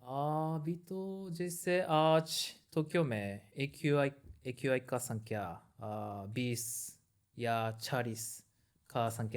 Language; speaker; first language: Hindi; non-native, learner; Japanese